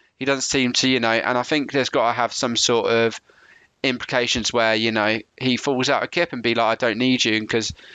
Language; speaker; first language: English; native; English